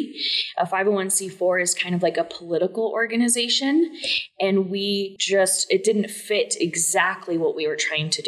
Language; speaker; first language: English; native; English